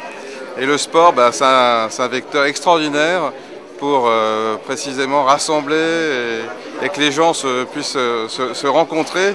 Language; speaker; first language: French; native; French